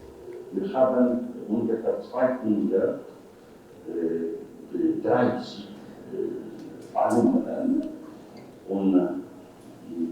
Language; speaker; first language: German; non-native, fluent; Polish